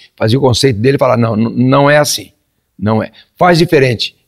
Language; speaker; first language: Portuguese; native; Portuguese